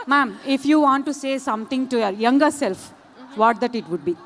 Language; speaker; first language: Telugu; native; Telugu